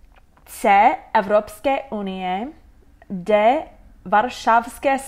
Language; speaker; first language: Czech; non-native, learner; English